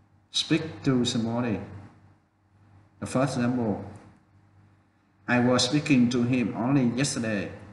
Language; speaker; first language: English; non-native, fluent; Vietnamese